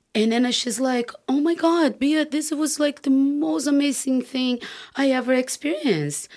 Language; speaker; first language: English; non-native, fluent; Portuguese